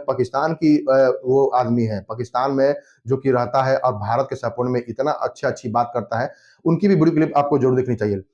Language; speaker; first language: Hindi; native; Hindi